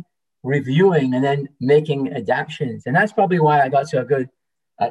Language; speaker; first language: English; native; English